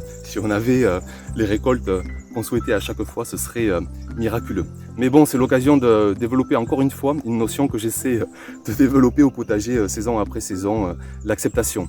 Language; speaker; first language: French; native; French